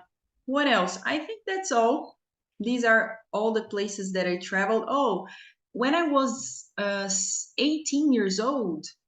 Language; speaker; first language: English; non-native, fluent; Portuguese